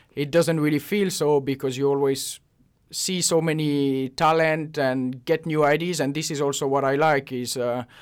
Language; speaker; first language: English; non-native, fluent; French